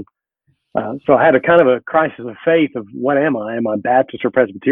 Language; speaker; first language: English; native; English